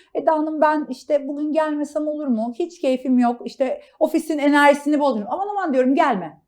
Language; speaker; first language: Turkish; native; Turkish